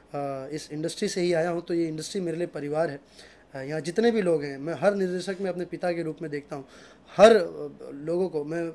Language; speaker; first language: Hindi; native; Hindi